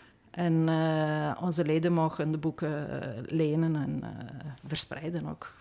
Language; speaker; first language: Dutch; non-native, fluent; Italian